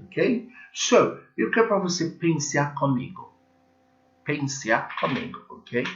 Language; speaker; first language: Portuguese; non-native, learner; English